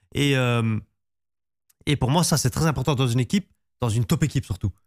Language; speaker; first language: French; native; French